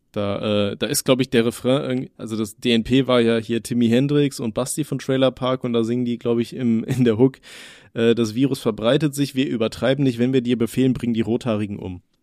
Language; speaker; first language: German; native; German